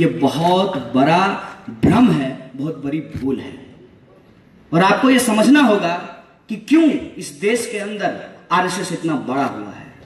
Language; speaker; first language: Hindi; native; Hindi